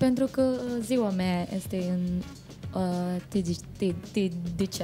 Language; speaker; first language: Romanian; non-native, fluent; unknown